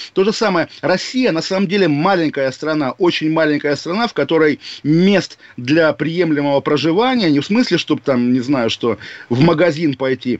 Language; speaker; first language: Russian; native; Russian